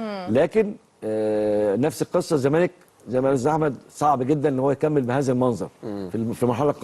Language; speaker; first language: Arabic; native; Arabic